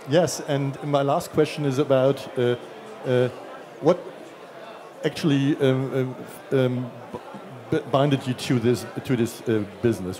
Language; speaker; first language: English; non-native, fluent; German